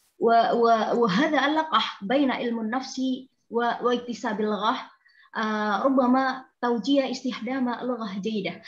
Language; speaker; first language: Arabic; non-native, fluent; Indonesian